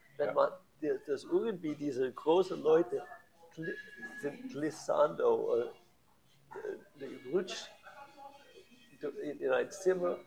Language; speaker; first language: German; non-native, learner; English